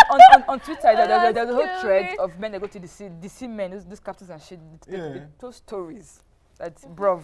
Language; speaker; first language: English; non-native, local second language; Igbo